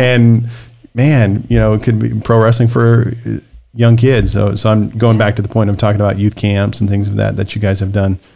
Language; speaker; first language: English; native; English